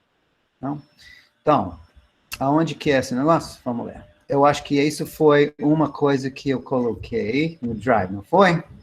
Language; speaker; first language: Portuguese; non-native, fluent; English